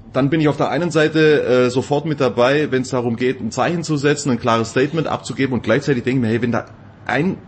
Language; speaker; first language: German; native; German